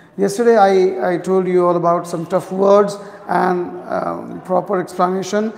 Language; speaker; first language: English; non-native, local second language; Hindi